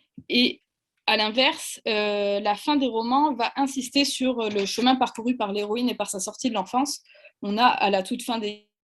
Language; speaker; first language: French; native; French